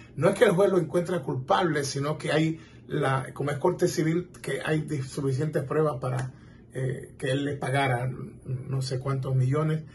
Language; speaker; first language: Spanish; native; Spanish